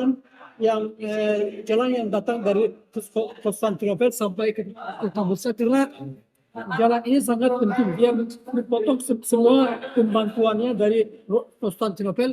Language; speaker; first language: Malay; non-native, fluent; Turkish